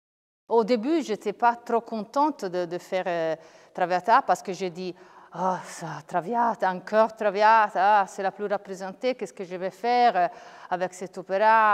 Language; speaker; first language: French; non-native, fluent; Italian